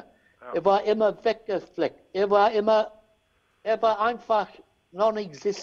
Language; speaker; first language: German; non-native, learner; English